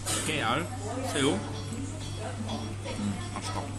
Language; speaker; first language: Korean; non-native, fluent; English